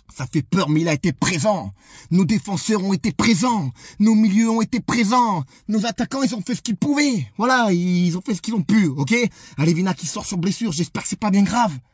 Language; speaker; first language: French; native; French